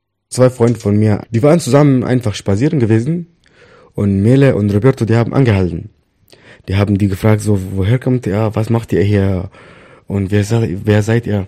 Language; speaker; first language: German; non-native, learner; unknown